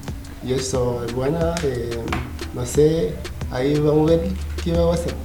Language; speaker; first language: Spanish; non-native, learner; Haitian Creole